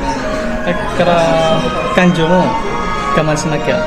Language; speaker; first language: Japanese; non-native, fluent; Indonesian